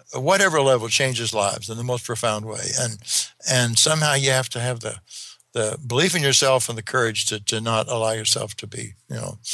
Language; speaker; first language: English; native; English